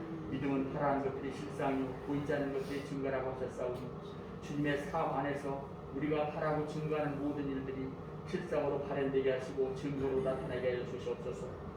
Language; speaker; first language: Korean; native; Korean